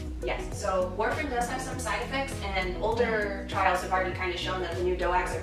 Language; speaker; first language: English; native; English